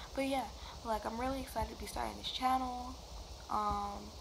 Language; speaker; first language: English; native; English